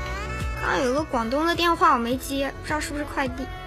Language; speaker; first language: Chinese; native; Chinese